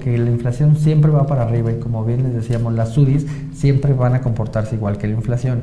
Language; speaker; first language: Spanish; native; Spanish